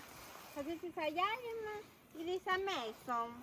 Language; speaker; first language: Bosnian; non-native, learner; Chinese